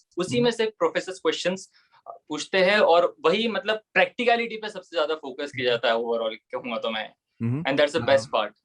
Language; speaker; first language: Hindi; native; Hindi